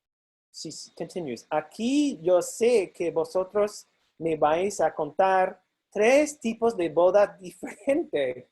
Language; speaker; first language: Spanish; non-native, fluent; English